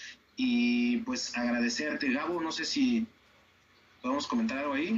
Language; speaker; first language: Spanish; native; Spanish